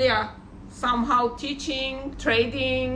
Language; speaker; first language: English; non-native, learner; Russian